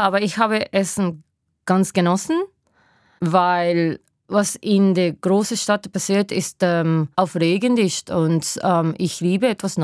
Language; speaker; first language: German; non-native, learner; Japanese